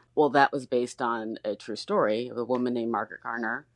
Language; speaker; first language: English; native; English